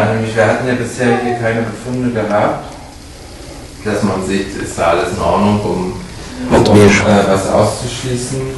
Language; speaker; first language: German; native; German